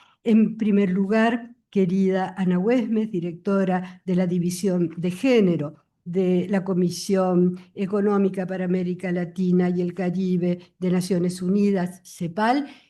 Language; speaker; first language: Spanish; native; Spanish